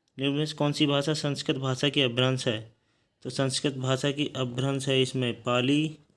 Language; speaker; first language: Hindi; native; Hindi